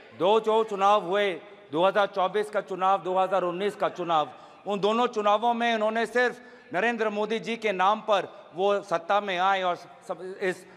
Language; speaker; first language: Hindi; non-native, local second language; Assamese